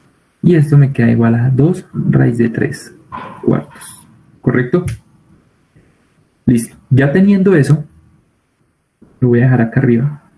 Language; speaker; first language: Spanish; native; Spanish